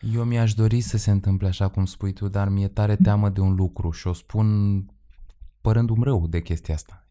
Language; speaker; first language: Romanian; native; Romanian